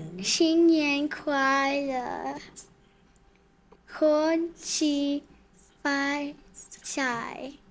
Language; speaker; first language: Chinese; non-native, learner; English